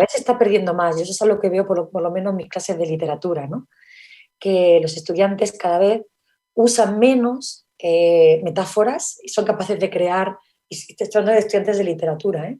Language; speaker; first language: Spanish; native; Spanish